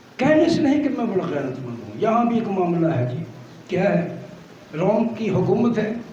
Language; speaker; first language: Urdu; non-native, local second language; Punjabi